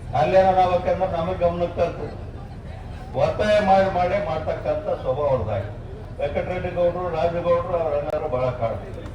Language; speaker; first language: Kannada; native; Kannada